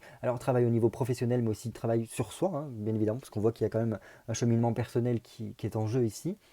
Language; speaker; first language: French; native; French